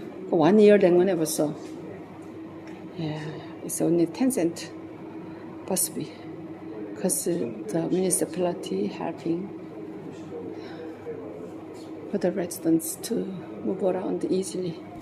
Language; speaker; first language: English; non-native, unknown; Korean